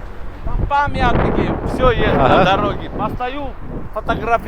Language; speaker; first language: Russian; non-native, learner; Armenian